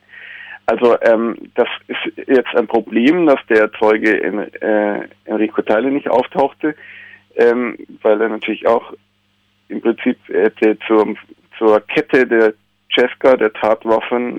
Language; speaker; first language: German; native; German